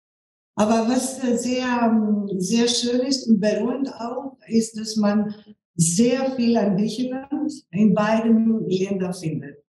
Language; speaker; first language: German; non-native, fluent; Greek